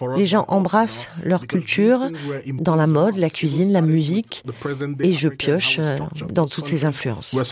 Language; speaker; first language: French; non-native, fluent; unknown